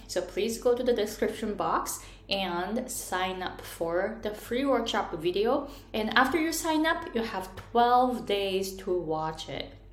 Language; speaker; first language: English; non-native, fluent; Japanese